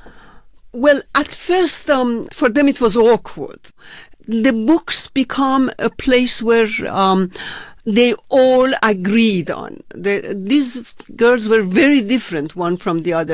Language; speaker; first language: English; non-native, fluent; Persian